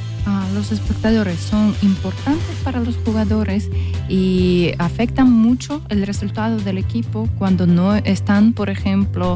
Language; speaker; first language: Spanish; non-native, learner; Russian